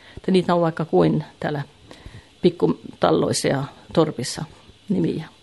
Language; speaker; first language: Finnish; native; Finnish